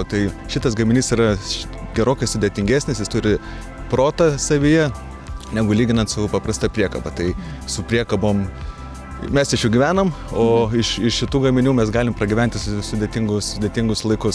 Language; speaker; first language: Lithuanian; native; Lithuanian